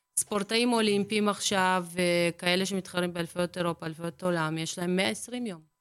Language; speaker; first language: Hebrew; early bilingual, other home language; Russian